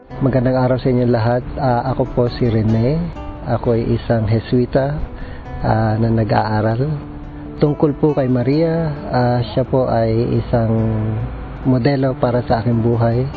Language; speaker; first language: English; non-native, local second language; Filipino